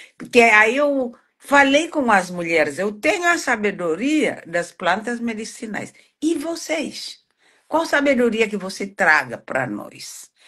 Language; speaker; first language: Portuguese; non-native, fluent; Swahili